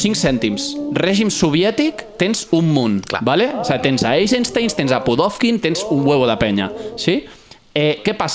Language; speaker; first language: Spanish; non-native, local second language; Catalan